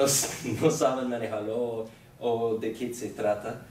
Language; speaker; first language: Spanish; non-native, fluent; English